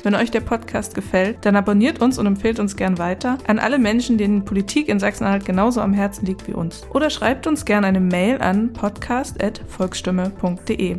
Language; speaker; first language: German; native; German